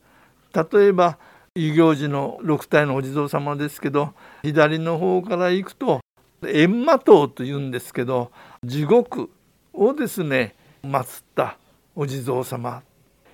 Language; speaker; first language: Japanese; native; Japanese